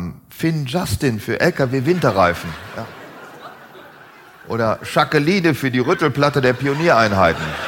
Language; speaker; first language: German; native; German